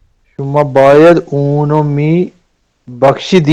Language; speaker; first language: Persian; non-native, learner; Urdu